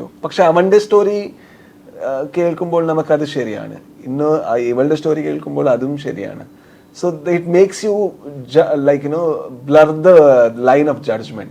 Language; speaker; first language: Malayalam; non-native, local second language; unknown